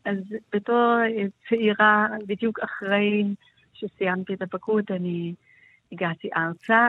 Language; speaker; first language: Hebrew; non-native, fluent; German